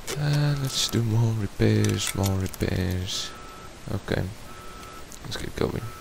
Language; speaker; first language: English; non-native, fluent; Afrikaans